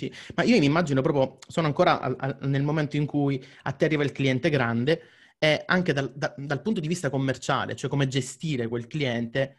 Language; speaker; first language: Italian; native; Italian